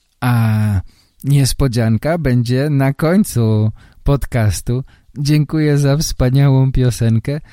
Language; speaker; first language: Polish; native; Polish